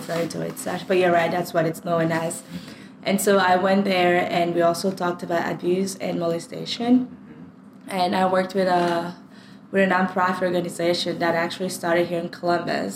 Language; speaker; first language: English; non-native, fluent; French